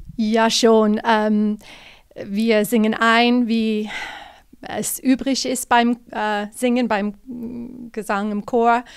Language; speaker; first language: German; non-native, fluent; English